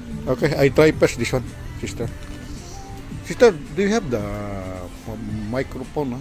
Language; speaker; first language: English; non-native, learner; Filipino